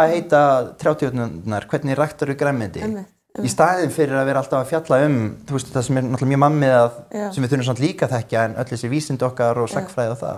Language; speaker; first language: Icelandic; native; Icelandic